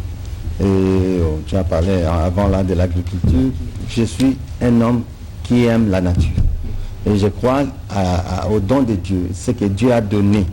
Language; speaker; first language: French; non-native, local second language; Lingala